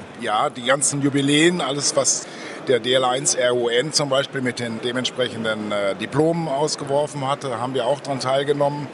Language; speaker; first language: German; native; German